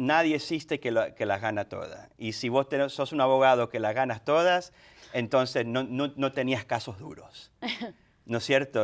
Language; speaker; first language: Spanish; early bilingual, other home language; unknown